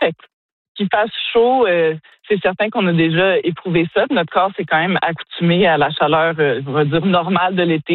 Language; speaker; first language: French; native; French